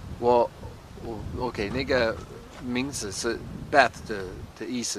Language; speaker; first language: Chinese; non-native, fluent; English